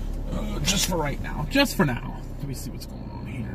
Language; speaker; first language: English; native; English